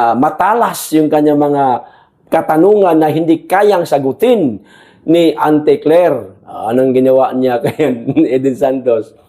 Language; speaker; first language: Filipino; non-native, local second language; Cebuano